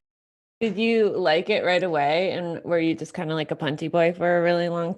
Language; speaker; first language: English; native; English